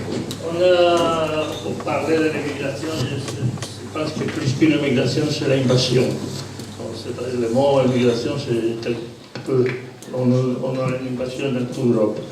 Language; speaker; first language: French; non-native, fluent; Spanish